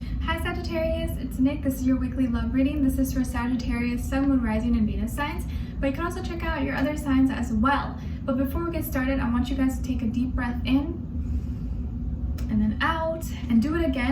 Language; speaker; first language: English; native; English